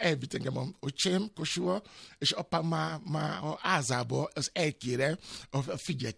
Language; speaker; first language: Hungarian; non-native, learner; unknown